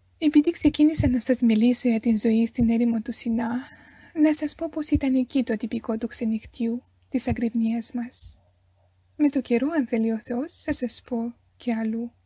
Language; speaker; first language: Greek; non-native, fluent; Romanian